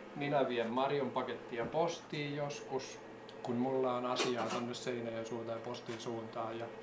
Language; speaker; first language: Finnish; native; Finnish